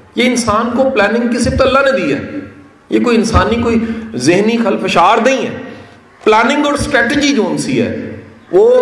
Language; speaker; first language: Urdu; native; Urdu